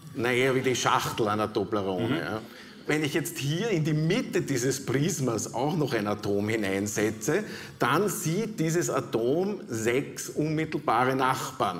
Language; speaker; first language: German; native; German